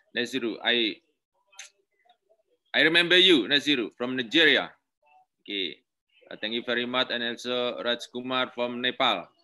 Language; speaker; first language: English; non-native, learner; Indonesian